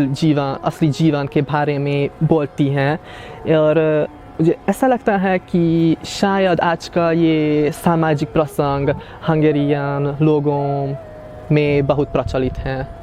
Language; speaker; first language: Hindi; non-native, fluent; Hungarian